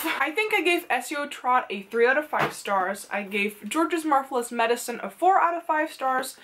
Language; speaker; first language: English; non-native, fluent; Dutch